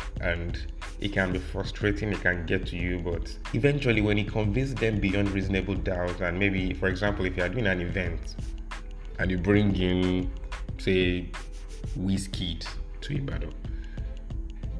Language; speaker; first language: English; non-native, local second language; Yoruba